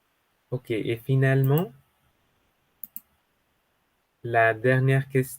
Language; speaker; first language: French; non-native, fluent; Spanish